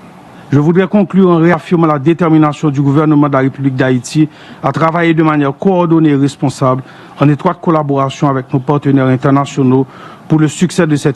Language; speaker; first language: French; non-native, local second language; Haitian Creole